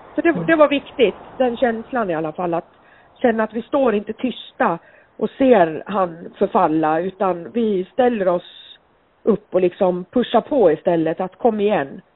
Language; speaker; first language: Swedish; native; Swedish